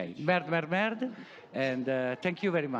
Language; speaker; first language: English; non-native, learner; Italian